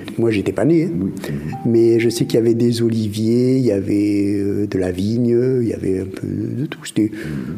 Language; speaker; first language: French; native; French